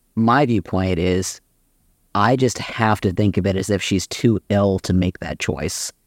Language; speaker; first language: English; native; English